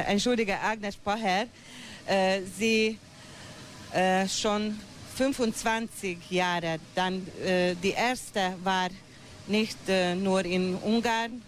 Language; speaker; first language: German; non-native, local second language; Hungarian